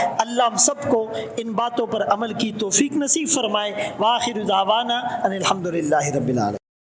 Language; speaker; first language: Urdu; non-native, local second language; Pashto